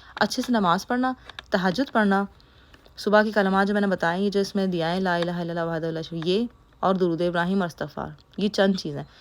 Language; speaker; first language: Urdu; native; Urdu